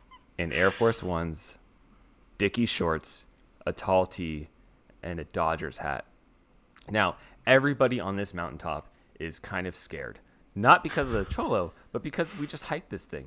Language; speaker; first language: English; native; English